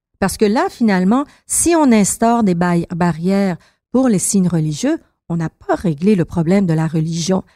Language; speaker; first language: French; early bilingual, other home language; Persian